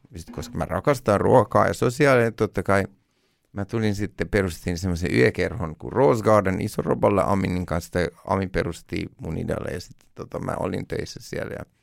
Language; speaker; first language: Finnish; early bilingual, other home language; Persian